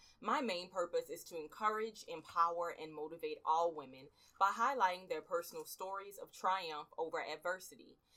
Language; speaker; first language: English; native; English